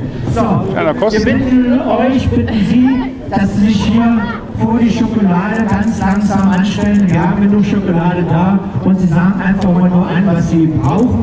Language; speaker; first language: German; native; German